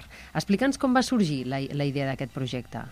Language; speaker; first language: Catalan; native; Catalan